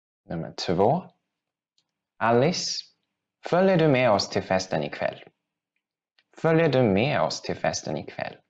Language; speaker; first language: Swedish; non-native, fluent; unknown